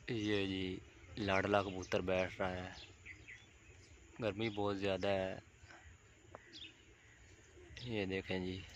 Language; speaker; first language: Hindi; non-native, local second language; Punjabi